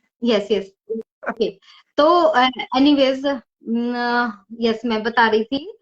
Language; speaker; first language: Hindi; native; Hindi